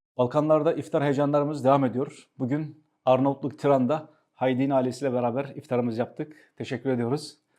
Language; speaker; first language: Turkish; native; Turkish